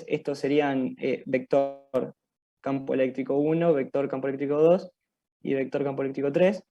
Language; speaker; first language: Spanish; native; Spanish